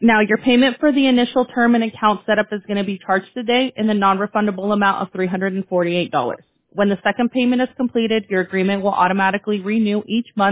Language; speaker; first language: English; early bilingual, other home language; Spanish